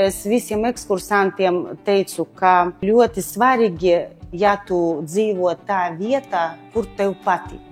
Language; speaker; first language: Latvian; non-native, local second language; Russian